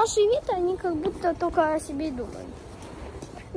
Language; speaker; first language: Russian; early bilingual, heritage; Russian